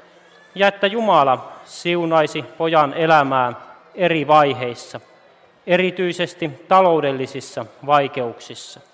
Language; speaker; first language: Finnish; native; Finnish